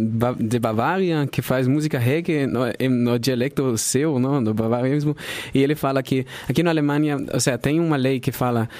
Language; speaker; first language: Portuguese; non-native, fluent; German